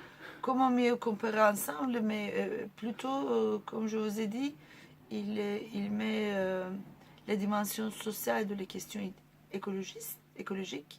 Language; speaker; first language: French; non-native, fluent; Turkish